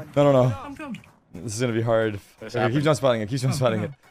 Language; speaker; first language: English; early bilingual, heritage; Turkish